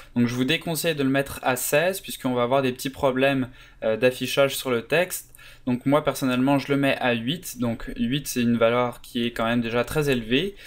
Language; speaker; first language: French; native; French